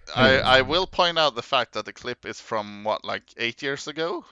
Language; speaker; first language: English; non-native, fluent; Norwegian